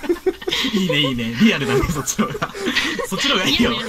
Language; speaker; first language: Japanese; native; Japanese